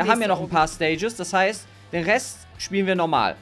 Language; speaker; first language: German; native; German